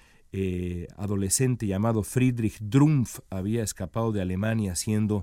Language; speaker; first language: Spanish; native; Spanish